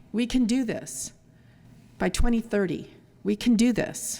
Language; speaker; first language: English; early bilingual, other home language; Spanish